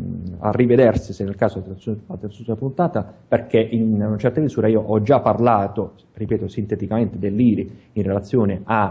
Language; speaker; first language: Italian; native; Italian